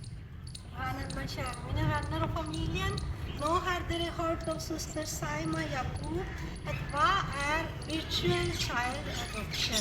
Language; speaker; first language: Norwegian; non-native, fluent; Urdu